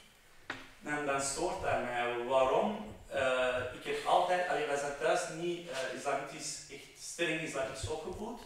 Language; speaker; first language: Dutch; non-native, fluent; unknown